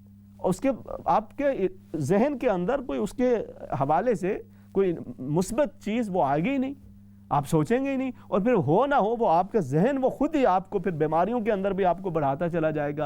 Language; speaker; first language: Urdu; native; Urdu